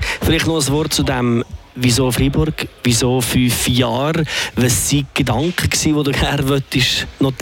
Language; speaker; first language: German; native; German